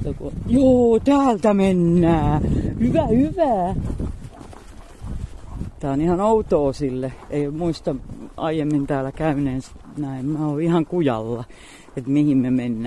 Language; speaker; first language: Finnish; native; Finnish